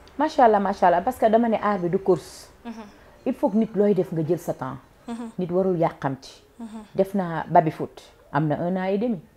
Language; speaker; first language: Wolof; non-native, local second language; Fula